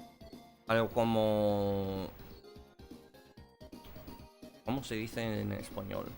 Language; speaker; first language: Spanish; non-native, fluent; English